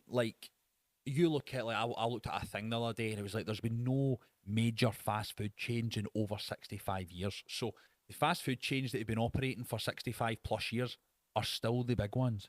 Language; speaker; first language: English; native; English